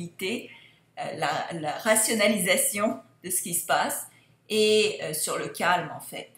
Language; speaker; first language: French; native; French